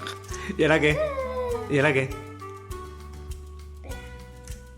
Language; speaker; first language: Spanish; native; Spanish